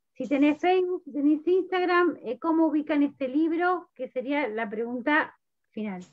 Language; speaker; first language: Spanish; native; Spanish